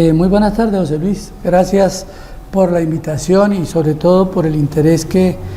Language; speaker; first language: Spanish; native; Spanish